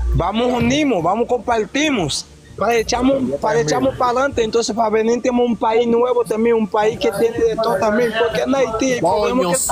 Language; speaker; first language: Spanish; non-native, learner; Haitian Creole